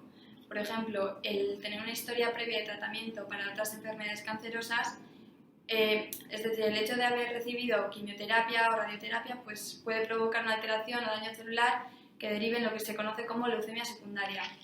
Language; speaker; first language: Spanish; native; Spanish